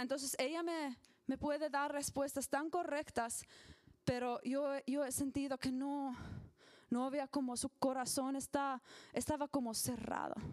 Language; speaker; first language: Spanish; non-native, learner; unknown